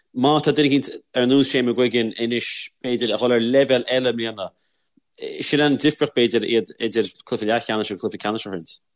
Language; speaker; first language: Irish; native; Irish